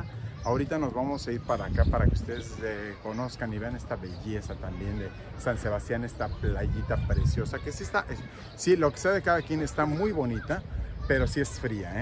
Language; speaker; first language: Spanish; native; Spanish